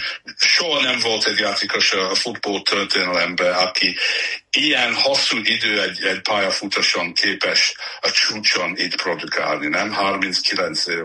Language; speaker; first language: Hungarian; non-native, learner; English